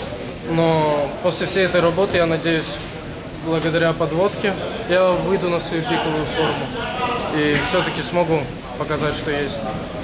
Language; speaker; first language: Russian; native; Russian